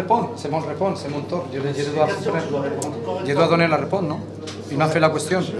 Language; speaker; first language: French; non-native, learner; Catalan